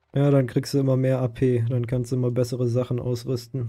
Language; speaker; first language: German; native; German